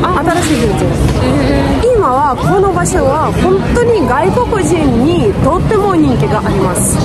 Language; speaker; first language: Japanese; non-native, fluent; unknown